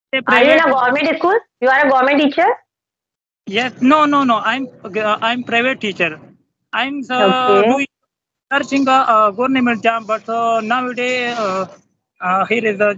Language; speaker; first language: English; non-native, local second language; Pashto